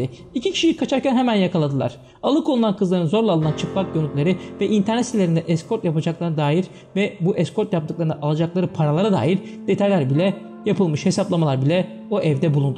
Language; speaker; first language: Turkish; native; Turkish